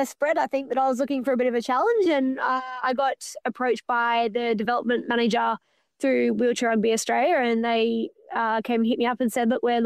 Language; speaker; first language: English; native; English